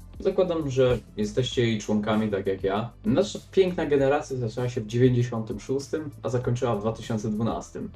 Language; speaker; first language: Polish; native; Polish